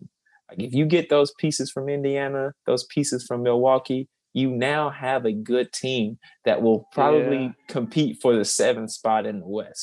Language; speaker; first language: English; native; English